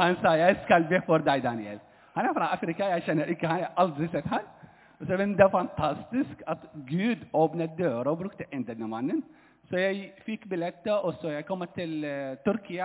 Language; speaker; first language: Norwegian; non-native, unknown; Arabic